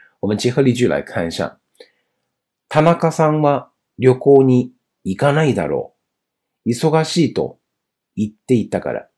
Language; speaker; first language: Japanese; non-native, fluent; Chinese